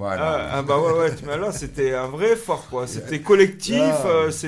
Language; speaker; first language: French; native; French